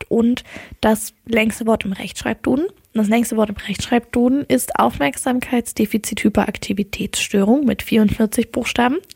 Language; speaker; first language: German; native; German